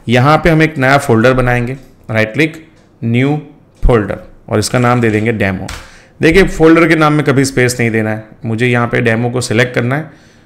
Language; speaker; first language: Hindi; non-native, local second language; Gujarati